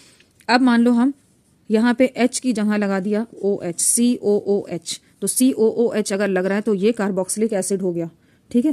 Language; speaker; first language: Hindi; native; Hindi